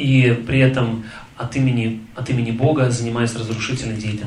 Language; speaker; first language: Russian; native; Russian